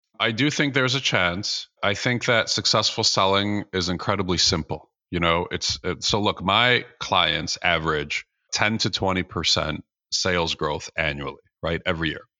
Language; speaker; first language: English; early bilingual, other home language; Russian